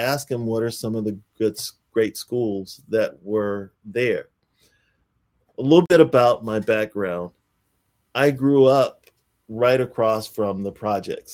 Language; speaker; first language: English; native; English